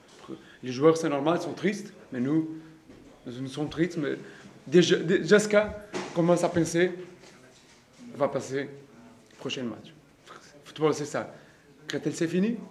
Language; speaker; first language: French; non-native, learner; Portuguese